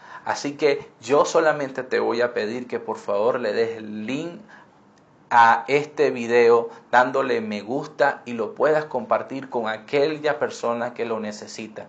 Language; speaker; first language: Spanish; native; Spanish